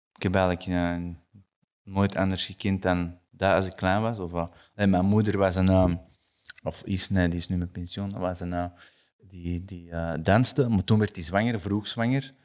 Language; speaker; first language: Dutch; native; Dutch